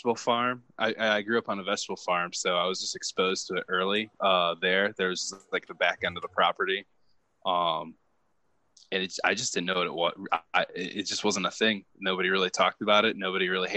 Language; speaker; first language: English; native; English